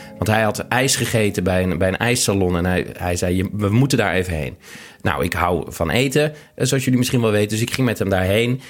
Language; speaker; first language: Dutch; native; Dutch